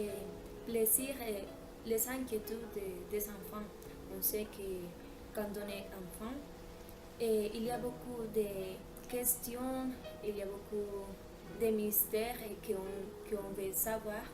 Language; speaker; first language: French; non-native, learner; Spanish